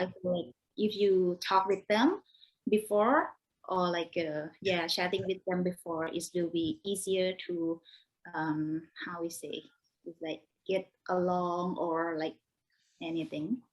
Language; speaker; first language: English; non-native, learner; Thai